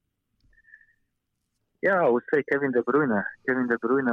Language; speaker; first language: English; non-native, fluent; Polish